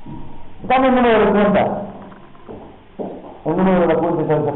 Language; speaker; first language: Spanish; native; Spanish